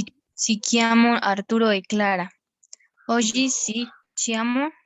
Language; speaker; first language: Italian; non-native, learner; Spanish